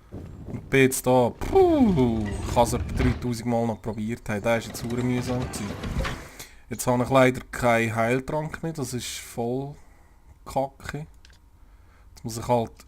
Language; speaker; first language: German; native; German